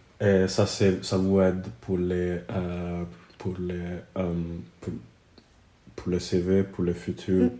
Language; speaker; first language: French; non-native, fluent; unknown